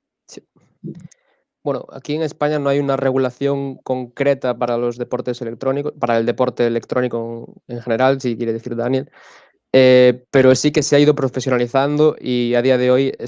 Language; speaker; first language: Spanish; native; Spanish